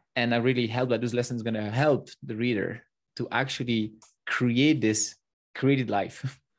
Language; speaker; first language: English; non-native, fluent; French